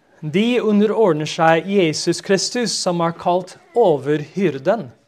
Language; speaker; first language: Norwegian; non-native, fluent; English